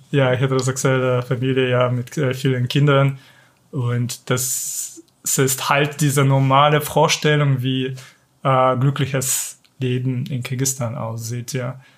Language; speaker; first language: German; non-native, fluent; Kyrgyz